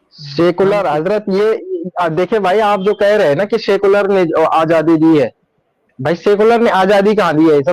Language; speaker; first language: Urdu; native; Urdu